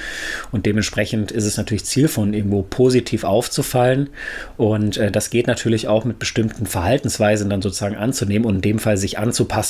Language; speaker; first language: German; native; German